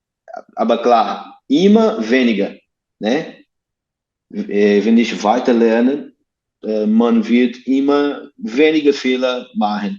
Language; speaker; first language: German; non-native, learner; Portuguese